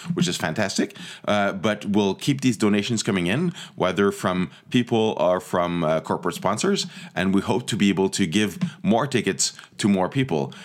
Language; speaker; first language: English; native; English